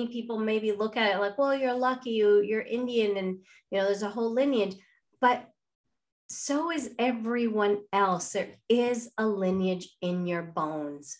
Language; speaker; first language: English; non-native, fluent; Spanish